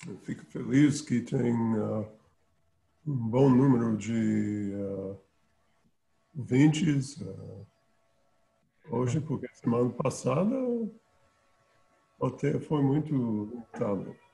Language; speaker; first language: Portuguese; non-native, fluent; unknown